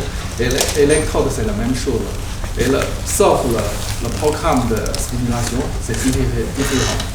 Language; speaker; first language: French; non-native, learner; Chinese